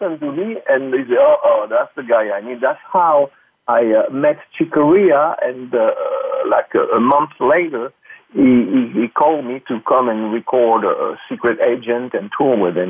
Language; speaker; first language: English; non-native, fluent; French